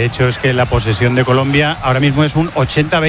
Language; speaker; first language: Spanish; native; Spanish